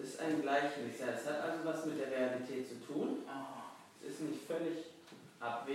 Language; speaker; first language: German; native; German